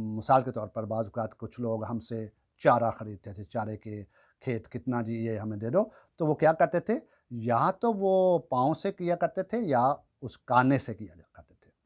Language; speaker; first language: Urdu; non-native, local second language; Punjabi